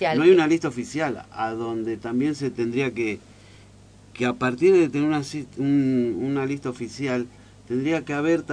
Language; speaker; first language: Spanish; native; Spanish